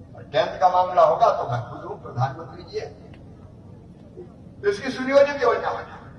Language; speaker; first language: Hindi; native; Hindi